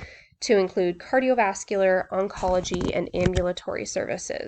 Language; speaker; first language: English; native; English